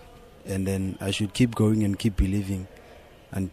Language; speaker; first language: English; non-native, local second language; Zulu